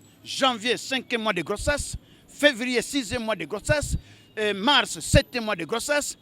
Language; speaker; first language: French; non-native, local second language; Lingala